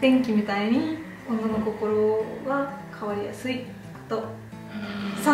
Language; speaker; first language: Japanese; non-native, fluent; Russian